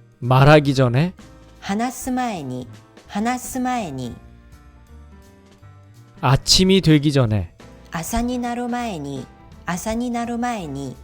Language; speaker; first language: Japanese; non-native, fluent; Korean